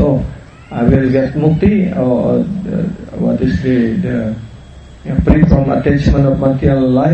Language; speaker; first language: English; non-native, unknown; Indonesian